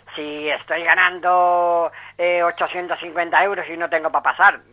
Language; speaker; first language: Spanish; non-native, local second language; Catalan